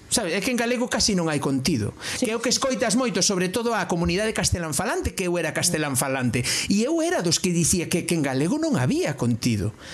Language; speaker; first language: Galician; non-native, local second language; Spanish